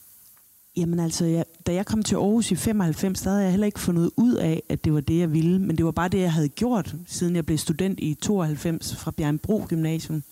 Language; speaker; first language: Danish; native; Danish